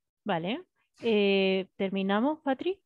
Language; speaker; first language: Spanish; native; Spanish